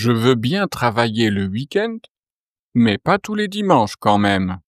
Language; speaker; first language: French; native; French